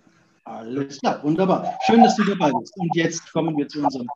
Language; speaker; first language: German; native; German